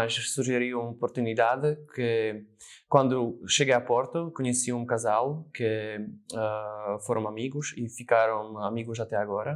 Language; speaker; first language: Portuguese; non-native, fluent; Slovak